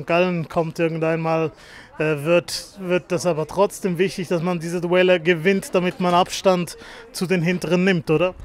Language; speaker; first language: German; native; German